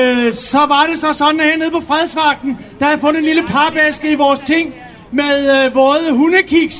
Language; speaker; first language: Danish; native; Danish